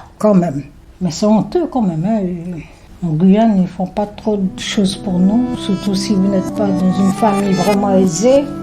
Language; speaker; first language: French; non-native, local second language; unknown